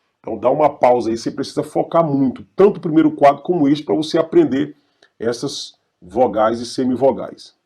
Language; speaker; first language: Portuguese; native; Portuguese